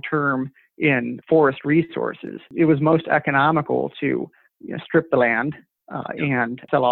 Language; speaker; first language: English; native; English